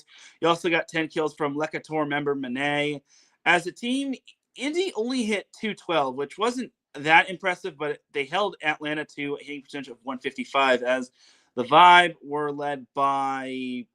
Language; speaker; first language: English; native; English